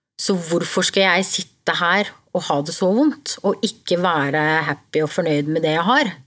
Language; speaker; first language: Norwegian; early bilingual, other home language; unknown